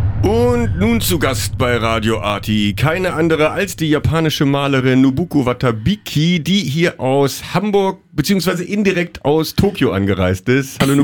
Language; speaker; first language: German; native; German